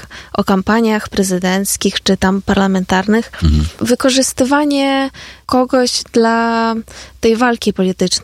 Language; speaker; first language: Polish; non-native, fluent; Ukrainian